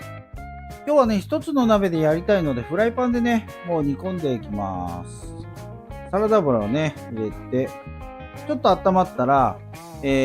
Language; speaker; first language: Japanese; native; Japanese